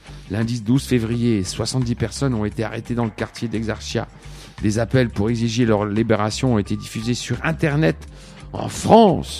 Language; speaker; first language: French; native; French